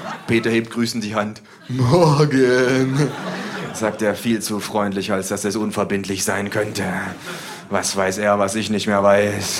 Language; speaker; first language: German; native; German